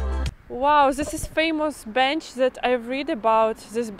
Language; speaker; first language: English; non-native, fluent; Ukrainian